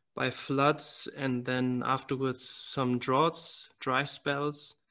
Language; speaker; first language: English; non-native, fluent; German